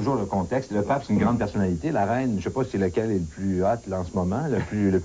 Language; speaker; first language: French; native; French